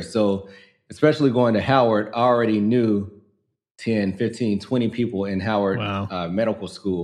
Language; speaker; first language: English; native; English